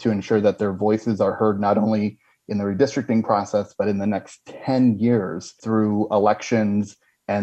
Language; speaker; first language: English; native; English